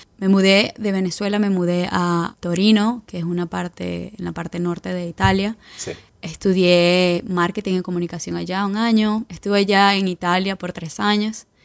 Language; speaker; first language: Spanish; native; Spanish